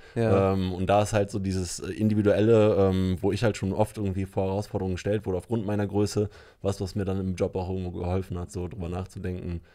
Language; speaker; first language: German; native; German